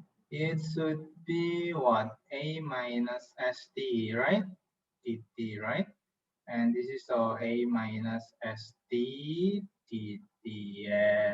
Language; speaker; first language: English; non-native, fluent; Indonesian